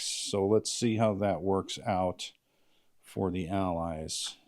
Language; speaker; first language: English; native; English